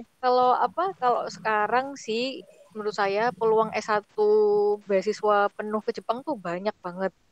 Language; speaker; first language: Indonesian; native; Indonesian